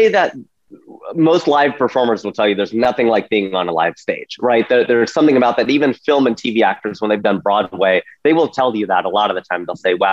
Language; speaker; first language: English; native; English